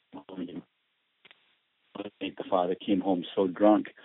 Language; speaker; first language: English; early bilingual, other home language; Spanish